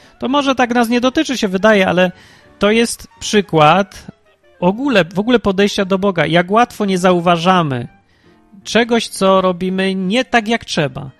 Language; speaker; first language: Polish; early bilingual, heritage; Polish